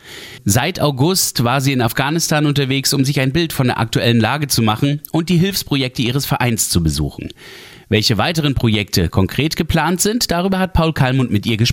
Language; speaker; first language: German; native; German